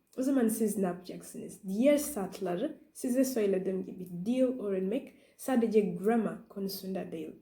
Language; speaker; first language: Turkish; non-native, learner; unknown